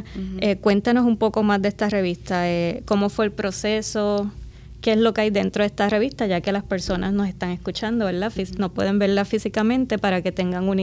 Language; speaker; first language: Spanish; native; Spanish